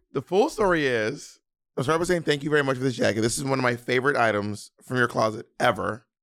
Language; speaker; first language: English; native; English